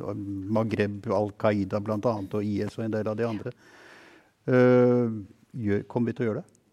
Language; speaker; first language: Norwegian; native; Norwegian